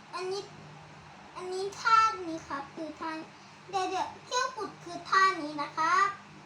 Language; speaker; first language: Thai; native; Thai